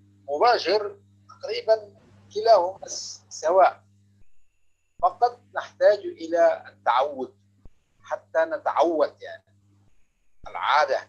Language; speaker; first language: Arabic; non-native, local second language; Indonesian